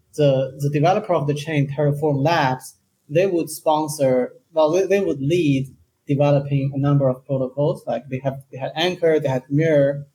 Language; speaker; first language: English; non-native, fluent; Chinese